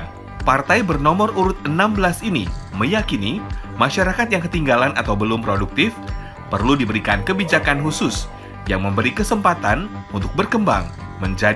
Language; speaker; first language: Indonesian; native; Indonesian